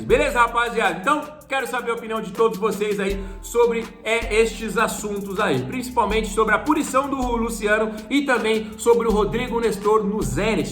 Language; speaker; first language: Portuguese; native; Portuguese